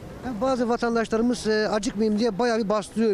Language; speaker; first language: Turkish; native; Turkish